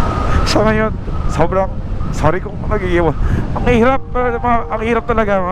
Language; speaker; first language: Filipino; native; Filipino